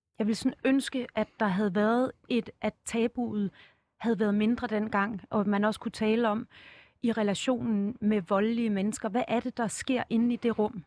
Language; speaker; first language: Danish; native; Danish